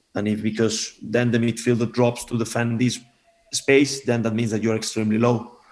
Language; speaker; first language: English; non-native, fluent; Spanish